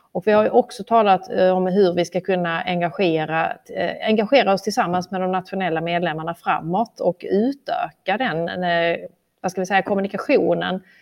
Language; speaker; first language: Swedish; native; Swedish